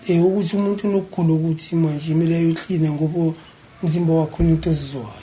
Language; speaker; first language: Zulu; non-native, local second language; Xhosa